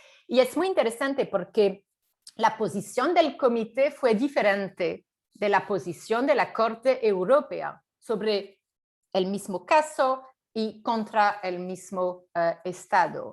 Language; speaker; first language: Spanish; non-native, fluent; French